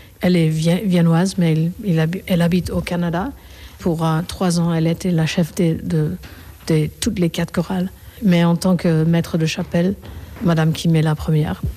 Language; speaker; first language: French; non-native, fluent; Korean